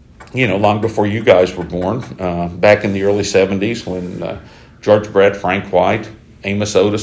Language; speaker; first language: English; native; English